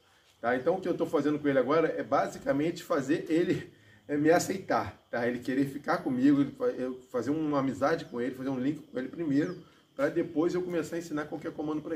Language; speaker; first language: Portuguese; native; Portuguese